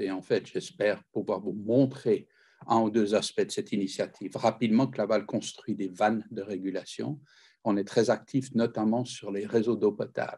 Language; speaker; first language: French; native; French